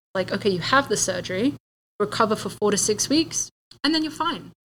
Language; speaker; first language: English; native; English